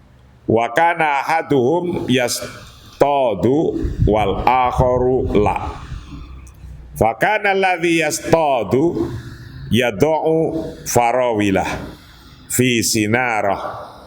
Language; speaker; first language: Arabic; non-native, fluent; Indonesian